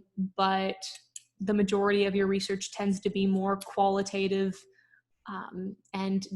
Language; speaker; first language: English; native; English